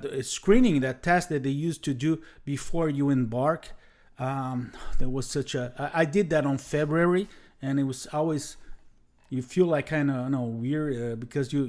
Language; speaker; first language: English; non-native, fluent; Portuguese